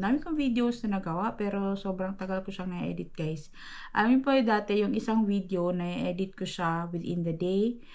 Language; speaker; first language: Filipino; non-native, local second language; Cebuano